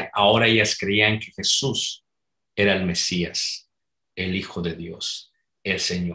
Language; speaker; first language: Spanish; native; Spanish